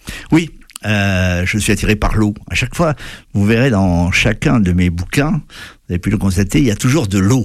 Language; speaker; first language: French; native; French